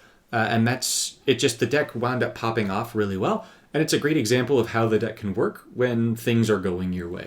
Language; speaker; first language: English; native; English